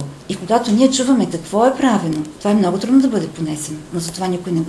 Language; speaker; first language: Bulgarian; native; Bulgarian